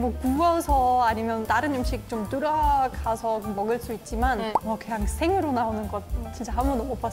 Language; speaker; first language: Korean; non-native, fluent; German